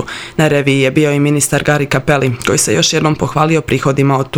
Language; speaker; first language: Croatian; native; Croatian